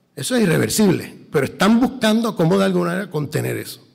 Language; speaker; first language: Spanish; native; Spanish